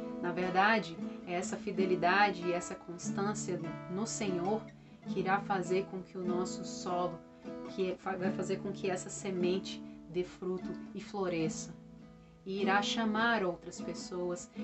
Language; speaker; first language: Portuguese; native; Portuguese